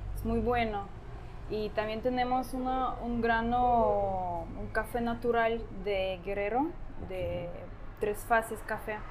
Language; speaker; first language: Spanish; non-native, fluent; Ukrainian